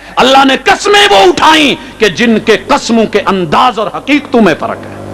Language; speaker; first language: Urdu; non-native, local second language; Punjabi